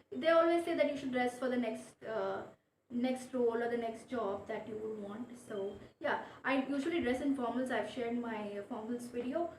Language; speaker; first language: English; non-native, local second language; Marathi